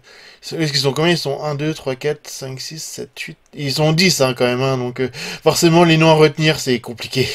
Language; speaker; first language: French; native; French